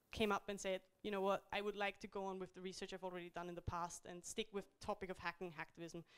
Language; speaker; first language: English; non-native, fluent; German